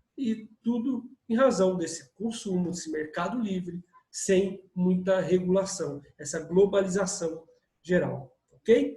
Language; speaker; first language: Portuguese; native; Portuguese